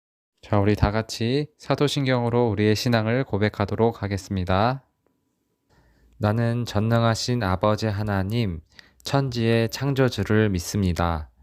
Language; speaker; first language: Korean; native; Korean